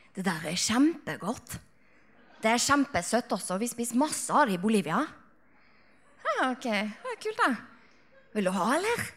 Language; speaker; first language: Norwegian; native; Norwegian